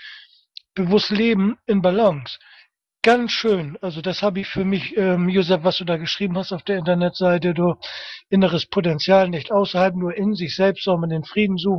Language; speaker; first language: German; native; German